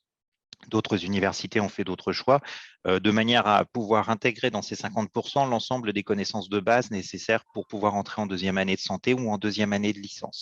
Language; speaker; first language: French; native; French